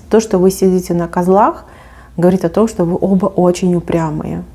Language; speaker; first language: Russian; native; Russian